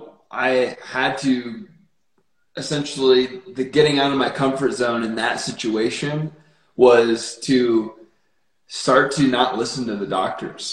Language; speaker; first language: English; native; English